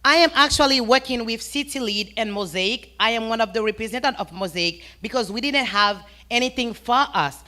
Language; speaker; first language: English; non-native, fluent; Haitian Creole